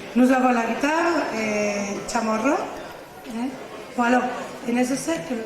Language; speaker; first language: French; non-native, learner; Spanish